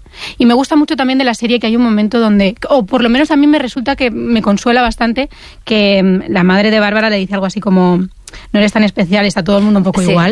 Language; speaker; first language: Spanish; native; Spanish